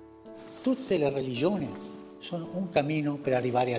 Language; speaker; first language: Italian; non-native, fluent; Spanish